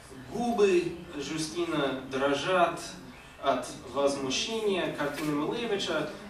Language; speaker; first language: Russian; non-native, fluent; English